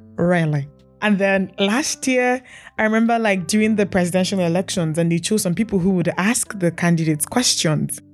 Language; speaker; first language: English; non-native, local second language; Igbo